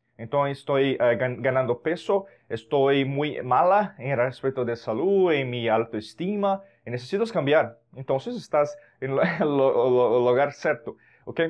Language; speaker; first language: Spanish; non-native, fluent; Portuguese